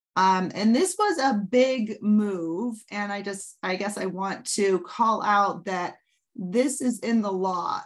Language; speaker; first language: English; native; English